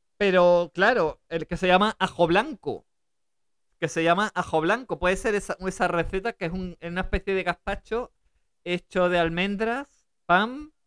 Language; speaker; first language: Spanish; early bilingual, other home language; German